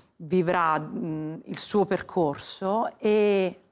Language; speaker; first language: Italian; native; Italian